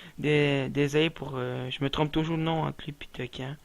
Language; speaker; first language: French; native; French